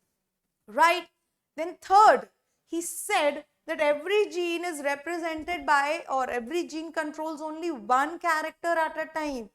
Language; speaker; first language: English; non-native, local second language; Hindi